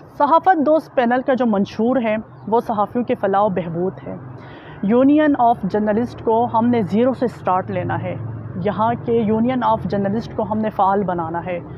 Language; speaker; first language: Urdu; non-native, local second language; Shina